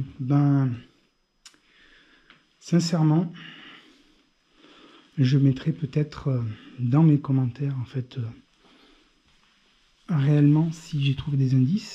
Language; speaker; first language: French; native; French